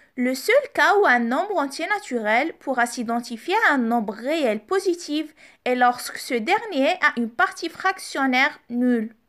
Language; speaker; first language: French; non-native, local second language; Arabic